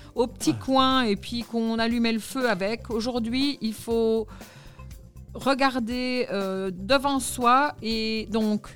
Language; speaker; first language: French; native; French